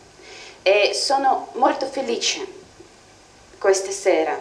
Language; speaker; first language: Italian; non-native, learner; Russian